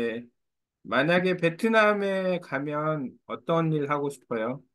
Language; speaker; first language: Korean; native; Korean